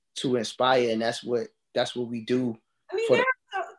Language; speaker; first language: English; native; English